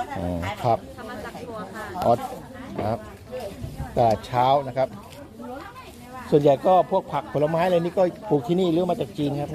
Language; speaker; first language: Thai; native; Thai